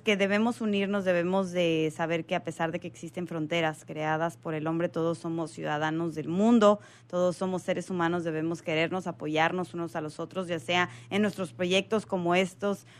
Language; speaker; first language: Spanish; native; Spanish